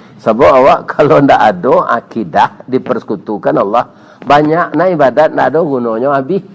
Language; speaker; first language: Malay; non-native, local second language; Minangkabau